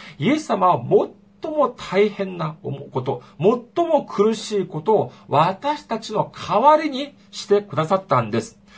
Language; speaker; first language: Japanese; non-native, fluent; Korean